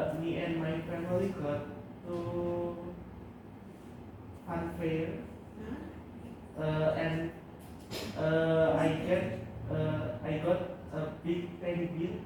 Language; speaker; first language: English; non-native, learner; Indonesian